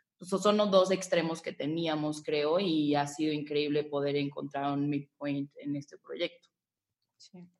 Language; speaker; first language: Spanish; native; Spanish